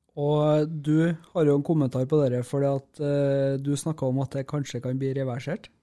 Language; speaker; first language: Norwegian; native; Norwegian